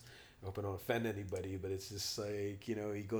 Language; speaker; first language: English; non-native, local second language; Hindi